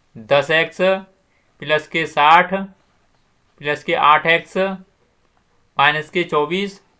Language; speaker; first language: Hindi; native; Hindi